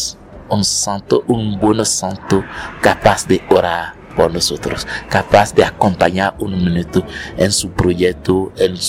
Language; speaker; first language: Spanish; non-native, learner; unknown